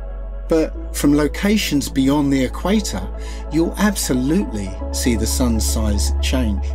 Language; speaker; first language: English; native; English